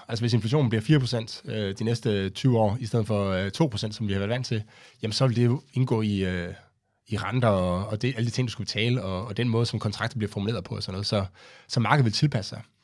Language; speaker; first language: Danish; native; Danish